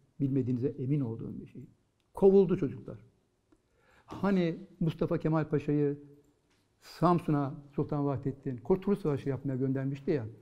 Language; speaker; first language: Turkish; native; Turkish